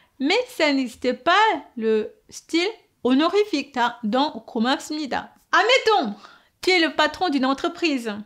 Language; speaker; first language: French; non-native, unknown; Korean